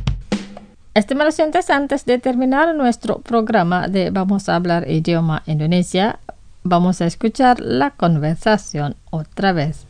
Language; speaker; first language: Spanish; non-native, fluent; Indonesian